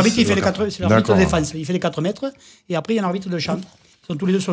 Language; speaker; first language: French; native; French